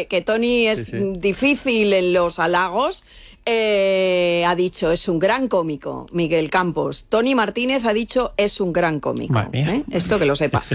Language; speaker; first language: Spanish; native; Spanish